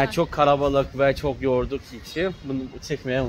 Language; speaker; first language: Turkish; non-native, learner; Chinese